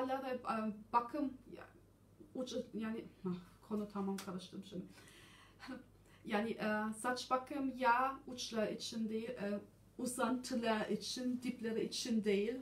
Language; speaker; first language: Turkish; early bilingual, heritage; German